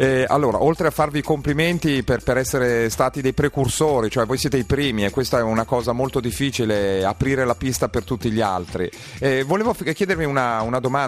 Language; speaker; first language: Italian; native; Italian